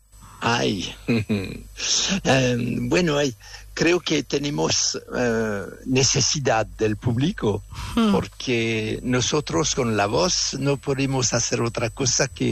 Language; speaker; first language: Spanish; non-native, fluent; French